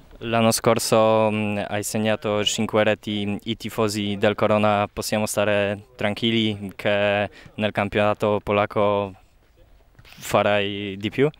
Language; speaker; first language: Italian; non-native, learner; Polish